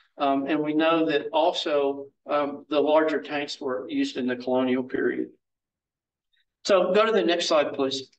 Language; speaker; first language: English; native; English